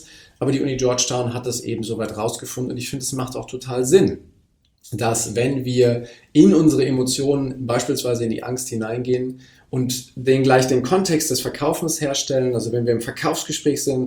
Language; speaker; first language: German; native; German